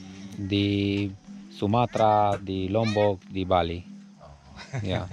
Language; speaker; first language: Indonesian; non-native, learner; Romanian